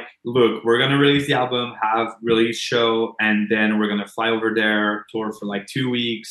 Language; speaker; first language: English; non-native, fluent; French